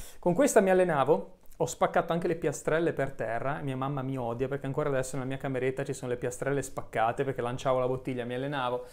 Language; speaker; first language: Italian; native; Italian